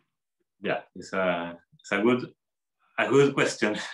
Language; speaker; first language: English; non-native, fluent; Spanish